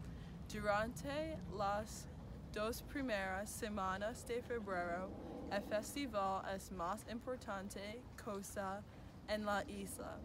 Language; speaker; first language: Spanish; non-native, learner; English